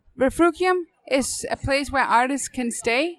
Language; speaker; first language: English; non-native, fluent; Danish